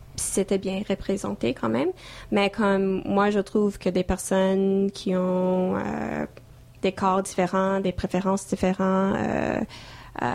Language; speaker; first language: French; non-native, fluent; English